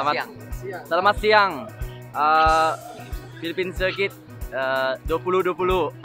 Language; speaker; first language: Indonesian; non-native, learner; Thai